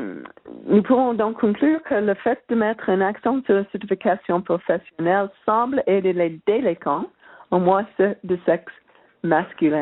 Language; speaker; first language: French; non-native, learner; English